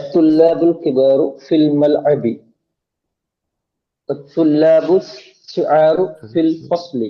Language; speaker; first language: Arabic; non-native, learner; Malayalam